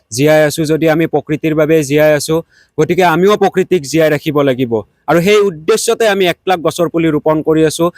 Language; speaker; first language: Assamese; native; Assamese